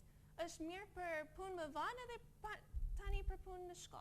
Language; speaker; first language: Albanian; non-native, learner; English